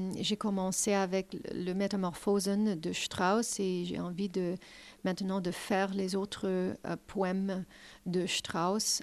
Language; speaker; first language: French; non-native, learner; English